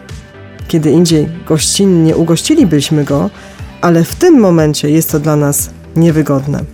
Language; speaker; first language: Polish; native; Polish